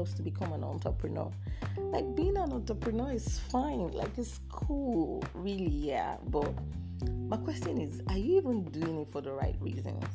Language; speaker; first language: English; non-native, local second language; Yoruba